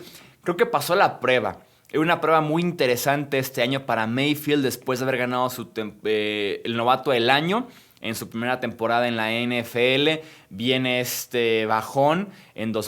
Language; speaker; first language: Spanish; native; Spanish